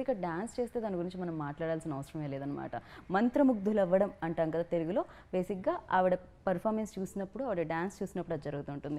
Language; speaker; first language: Telugu; native; Telugu